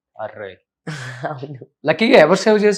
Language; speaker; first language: Telugu; native; Telugu